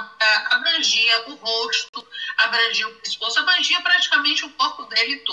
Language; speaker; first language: Portuguese; native; Portuguese